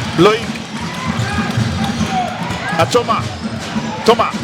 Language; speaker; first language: French; native; French